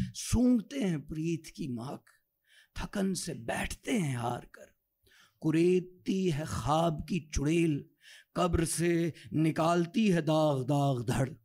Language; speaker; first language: Urdu; native; Urdu